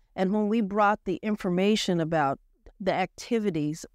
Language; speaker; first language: English; native; English